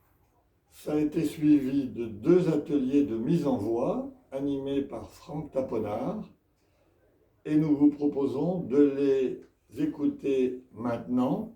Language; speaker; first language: French; native; French